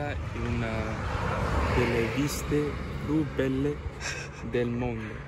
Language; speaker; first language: Italian; non-native, learner; English